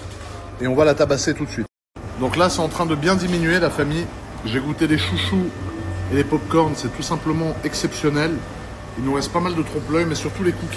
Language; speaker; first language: French; native; French